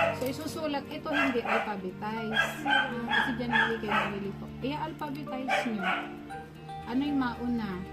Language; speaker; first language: Filipino; native; Filipino